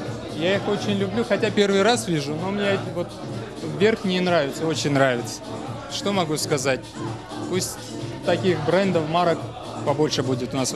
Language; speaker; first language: Russian; non-native, local second language; Armenian